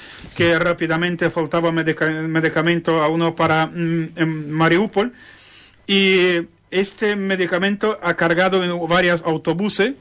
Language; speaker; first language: Spanish; non-native, learner; Ukrainian